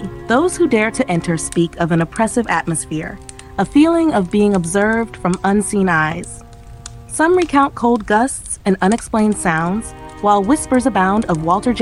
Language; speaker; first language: English; native; English